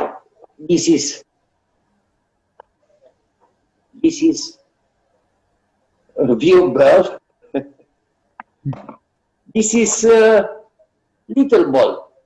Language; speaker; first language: English; non-native, learner; Romanian